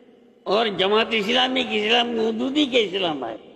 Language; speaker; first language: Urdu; non-native, fluent; Bangla